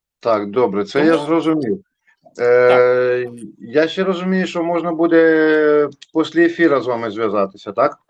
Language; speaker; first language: Ukrainian; non-native, local second language; Russian